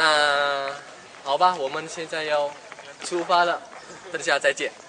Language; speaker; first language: Chinese; non-native, learner; Indonesian